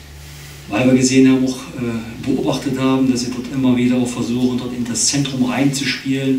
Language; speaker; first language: German; native; German